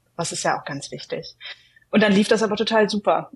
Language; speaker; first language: German; native; German